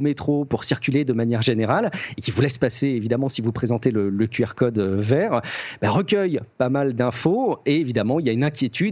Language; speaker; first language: French; native; French